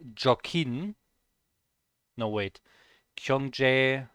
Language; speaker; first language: Korean; non-native, learner; German